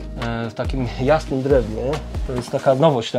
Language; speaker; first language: Polish; native; Polish